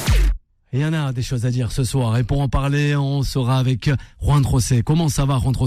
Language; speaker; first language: French; native; French